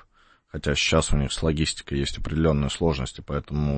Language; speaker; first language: Russian; native; Russian